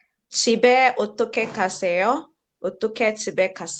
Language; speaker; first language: Korean; non-native, learner; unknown